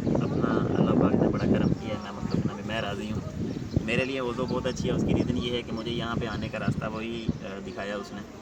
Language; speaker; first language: Urdu; non-native, local second language; Punjabi